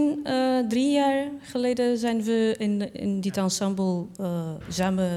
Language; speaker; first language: Dutch; non-native, learner; Portuguese